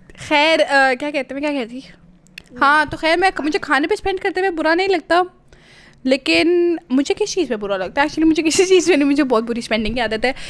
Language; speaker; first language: Urdu; native; Urdu